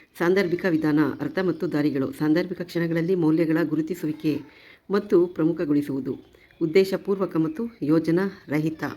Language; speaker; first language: Kannada; native; Kannada